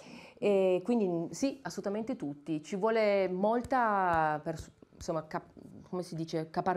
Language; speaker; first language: Italian; native; Italian